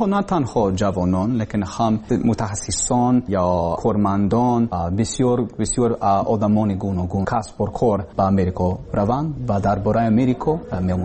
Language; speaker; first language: Persian; non-native, learner; English